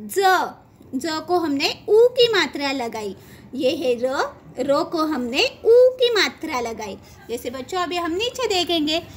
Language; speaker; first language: Hindi; non-native, local second language; Marathi